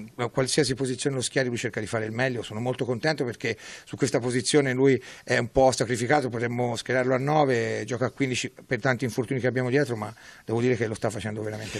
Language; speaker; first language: Italian; native; Italian